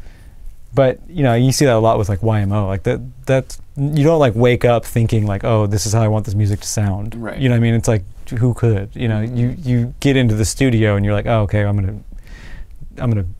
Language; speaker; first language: English; native; English